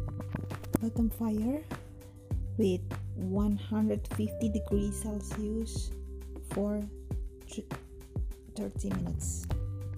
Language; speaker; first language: English; non-native, learner; Indonesian